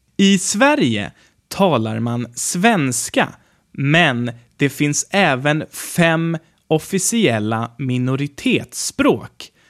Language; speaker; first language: Swedish; native; Swedish